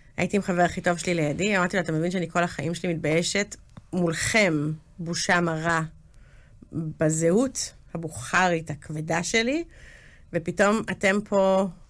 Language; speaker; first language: Hebrew; early bilingual, other home language; English